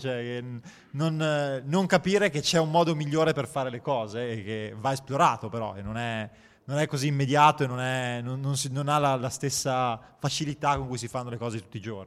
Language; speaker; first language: Italian; native; Italian